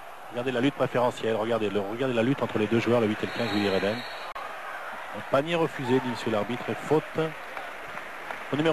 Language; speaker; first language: French; native; French